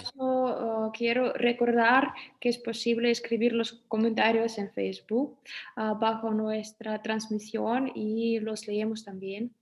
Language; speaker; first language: Spanish; non-native, fluent; Russian